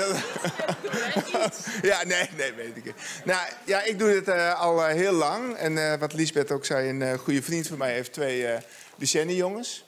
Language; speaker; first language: Dutch; native; Dutch